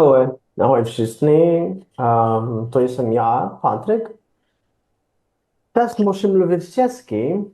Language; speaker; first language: Czech; non-native, learner; Portuguese